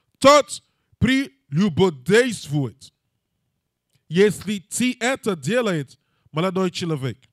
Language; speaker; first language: Russian; non-native, learner; English